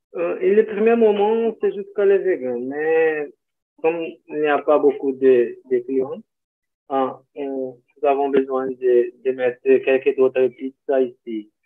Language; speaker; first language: French; non-native, learner; Portuguese